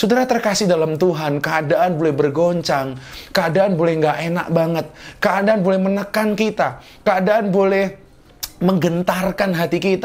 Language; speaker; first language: Indonesian; native; Indonesian